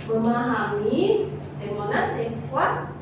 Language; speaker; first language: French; non-native, fluent; Indonesian